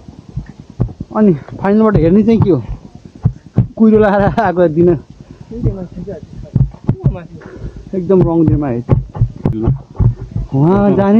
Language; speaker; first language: Nepali; native; Nepali